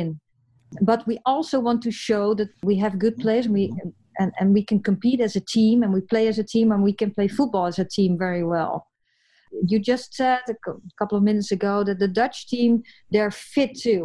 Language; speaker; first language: English; non-native, fluent; Dutch